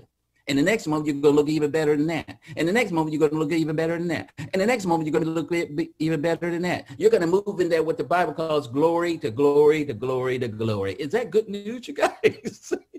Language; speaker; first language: English; native; English